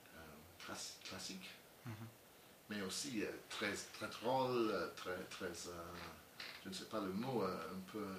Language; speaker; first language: French; non-native, learner; English